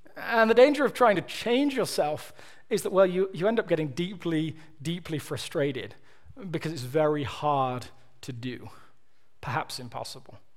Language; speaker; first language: English; native; English